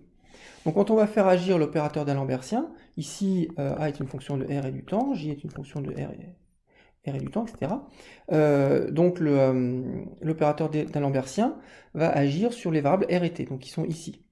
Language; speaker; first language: French; native; French